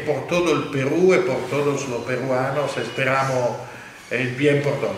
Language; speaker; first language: Spanish; non-native, learner; Italian